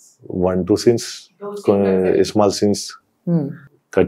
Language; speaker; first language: Telugu; non-native, local second language; Hindi